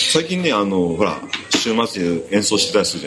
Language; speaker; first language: Japanese; native; Japanese